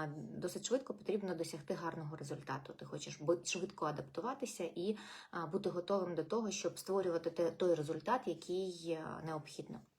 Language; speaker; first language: Ukrainian; non-native, local second language; Russian